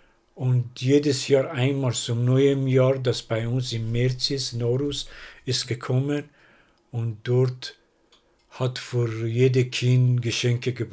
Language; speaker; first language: German; non-native, learner; Persian